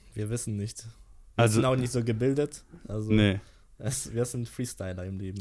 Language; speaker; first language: German; early bilingual, other home language; Polish